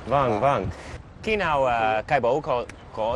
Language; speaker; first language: Vietnamese; non-native, learner; English